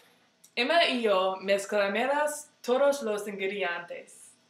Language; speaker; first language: Spanish; non-native, learner; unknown